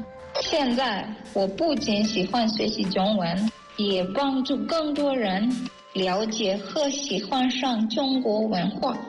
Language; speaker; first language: Chinese; non-native, fluent; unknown